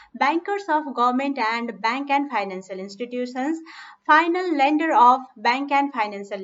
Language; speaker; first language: English; non-native, local second language; Nepali